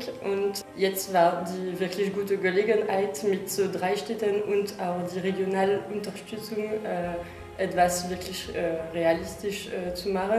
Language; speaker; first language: German; non-native, fluent; French